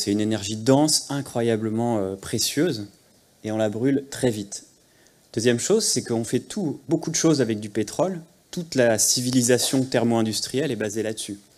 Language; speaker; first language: French; native; French